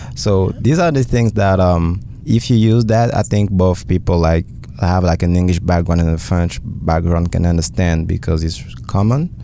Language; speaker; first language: English; early bilingual, other home language; French